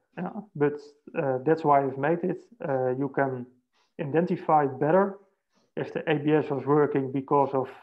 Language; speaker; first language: English; non-native, fluent; Dutch